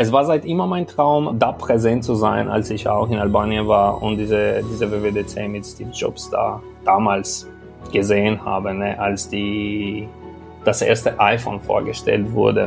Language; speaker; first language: German; non-native, fluent; Albanian